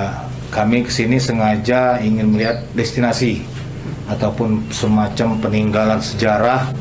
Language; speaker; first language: Malay; native; Malay